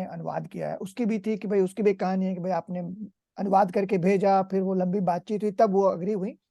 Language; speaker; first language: Hindi; native; Hindi